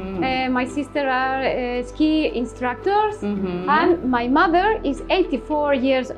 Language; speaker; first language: English; non-native, learner; Spanish